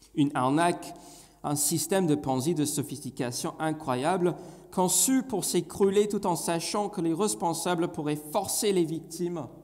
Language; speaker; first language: French; non-native, fluent; English